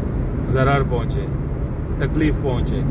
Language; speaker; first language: Hindi; non-native, local second language; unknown